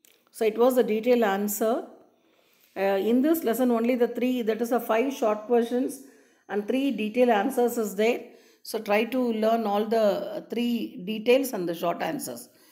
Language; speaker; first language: English; non-native, local second language; Tamil